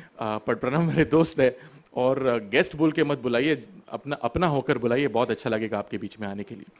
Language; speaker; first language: Hindi; non-native, local second language; Marathi